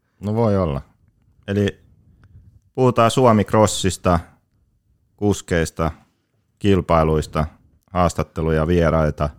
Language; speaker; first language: Finnish; early bilingual, other home language; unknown